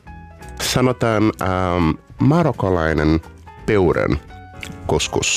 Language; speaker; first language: Finnish; non-native, fluent; Portuguese